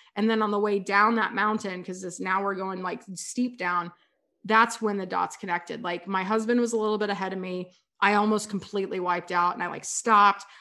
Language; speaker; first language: English; native; English